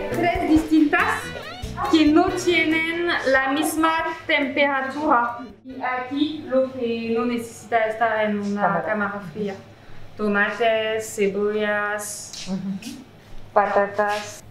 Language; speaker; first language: Spanish; non-native, fluent; French